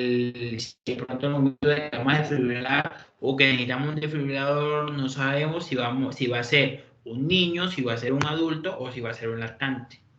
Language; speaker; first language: Spanish; native; Spanish